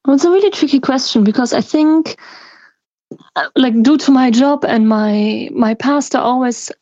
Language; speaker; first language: English; non-native, fluent; German